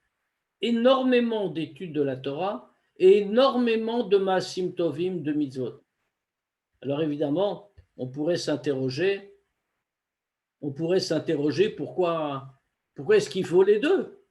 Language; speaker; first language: French; native; French